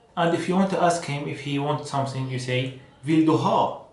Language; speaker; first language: English; non-native, fluent; Arabic